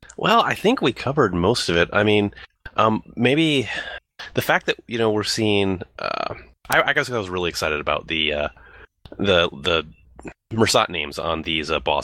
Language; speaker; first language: English; native; English